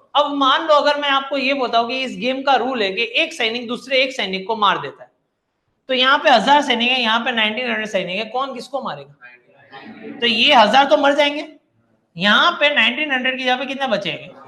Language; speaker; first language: Hindi; non-native, local second language; Gujarati